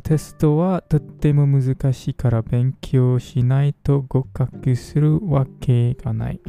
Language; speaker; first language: Japanese; non-native, fluent; English